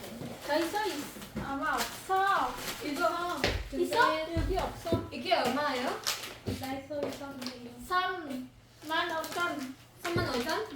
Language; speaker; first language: Korean; non-native, learner; Vietnamese